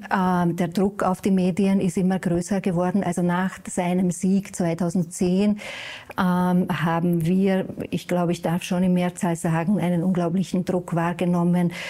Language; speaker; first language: German; non-native, fluent; Hungarian